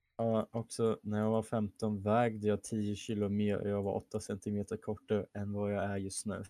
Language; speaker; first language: Swedish; early bilingual, other home language; German